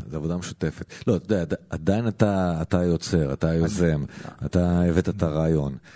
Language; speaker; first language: Hebrew; native; Hebrew